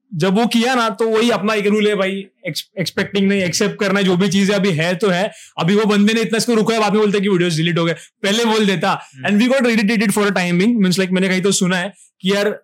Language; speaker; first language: Hindi; non-native, local second language; Marathi